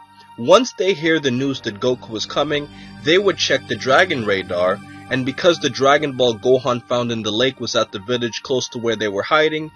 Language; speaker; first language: English; native; English